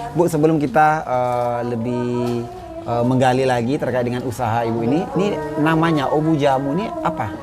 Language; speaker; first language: Indonesian; native; Indonesian